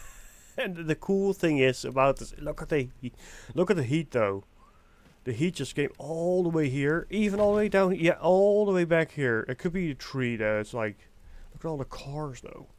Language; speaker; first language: English; non-native, fluent; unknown